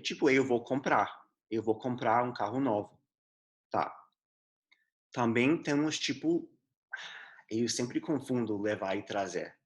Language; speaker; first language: Portuguese; non-native, fluent; English